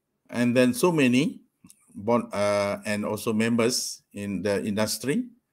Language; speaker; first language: English; non-native, local second language; Malay